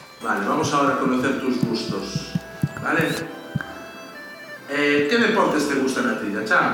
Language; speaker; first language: Spanish; native; Spanish